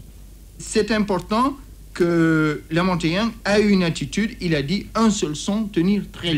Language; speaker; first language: French; native; French